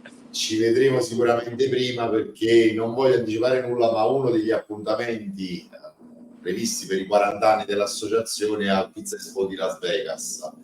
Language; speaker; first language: Italian; native; Italian